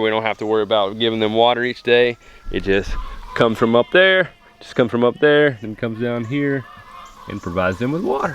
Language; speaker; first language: English; native; English